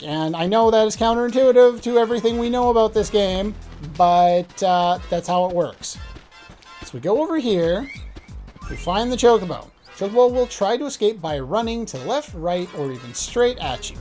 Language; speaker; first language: English; native; English